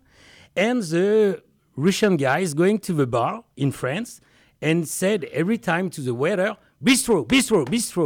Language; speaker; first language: English; non-native, learner; French